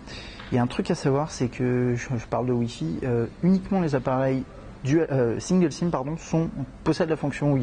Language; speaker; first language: French; native; French